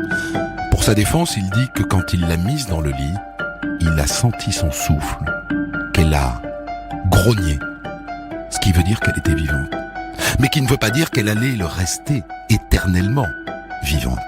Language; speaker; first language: French; native; French